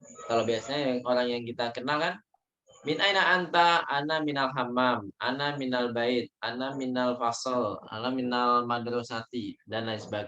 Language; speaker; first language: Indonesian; native; Indonesian